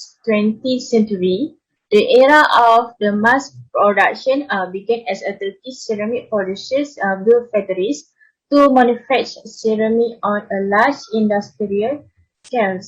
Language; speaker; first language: English; non-native, learner; Malay